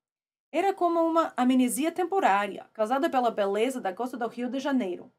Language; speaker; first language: Portuguese; non-native, fluent; Russian